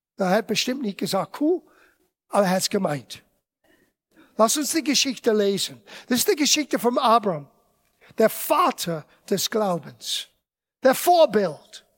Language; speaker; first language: German; non-native, fluent; English